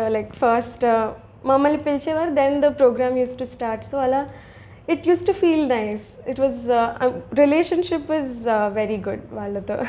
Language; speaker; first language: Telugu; early bilingual, heritage; Telugu